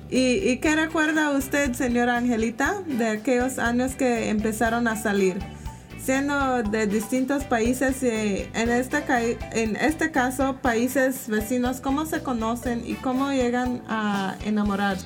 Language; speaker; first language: Spanish; native; Spanish